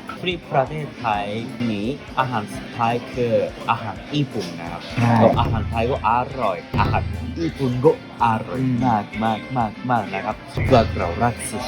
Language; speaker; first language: Thai; non-native, learner; Japanese